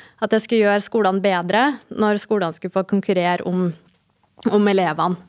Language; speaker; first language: Norwegian; native; Norwegian